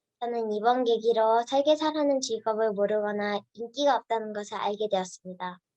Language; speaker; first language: Korean; early bilingual, heritage; Korean